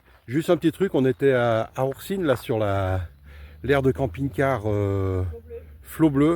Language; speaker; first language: French; native; French